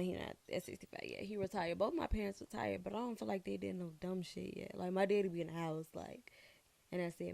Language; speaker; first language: English; native; English